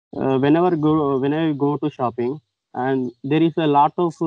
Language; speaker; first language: English; non-native, local second language; Telugu